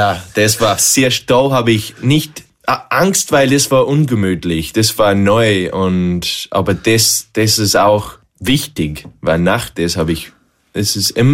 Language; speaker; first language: German; non-native, learner; English